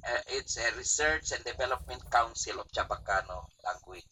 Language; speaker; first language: English; non-native, local second language; Chavacano